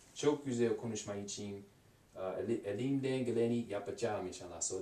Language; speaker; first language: Turkish; non-native, learner; English